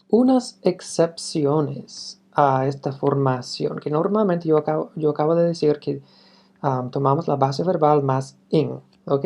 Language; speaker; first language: Spanish; non-native, fluent; English